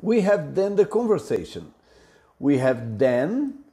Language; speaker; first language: English; non-native, fluent; Portuguese